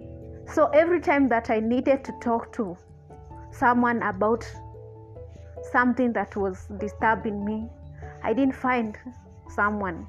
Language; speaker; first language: English; non-native, local second language; Kikuyu